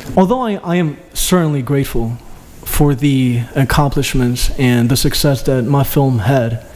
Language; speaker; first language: English; early bilingual, other home language; Albanian